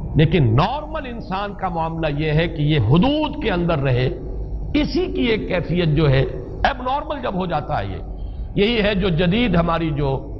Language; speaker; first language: Urdu; native; Urdu